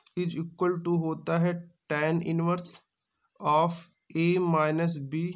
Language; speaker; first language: Hindi; native; Hindi